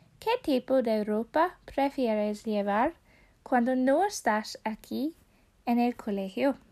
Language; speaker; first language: Spanish; non-native, fluent; English